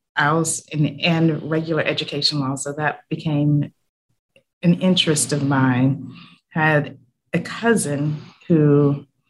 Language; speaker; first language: English; native; English